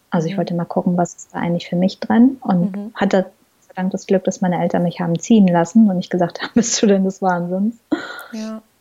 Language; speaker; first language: German; native; German